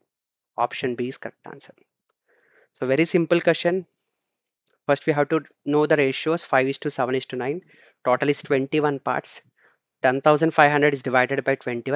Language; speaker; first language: English; non-native, local second language; Telugu